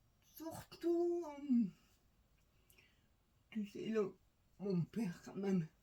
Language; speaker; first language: French; non-native, learner; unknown